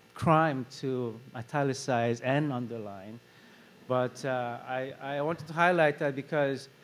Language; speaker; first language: English; non-native, fluent; Korean